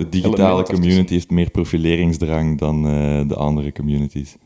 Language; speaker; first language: Dutch; native; Dutch